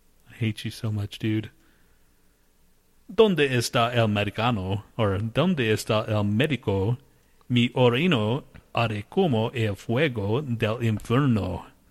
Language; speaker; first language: Spanish; non-native, learner; English